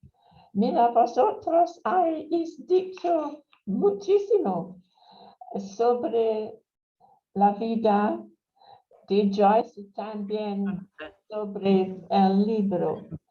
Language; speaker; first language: Spanish; non-native, fluent; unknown